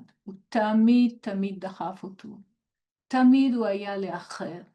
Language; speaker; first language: Hebrew; non-native, fluent; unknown